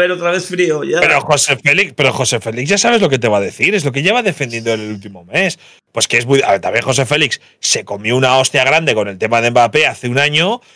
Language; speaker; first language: Spanish; native; Spanish